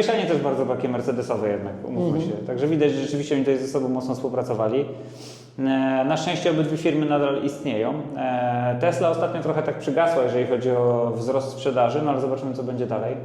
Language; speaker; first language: Polish; native; Polish